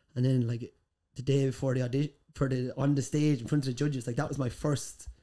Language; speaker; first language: English; native; English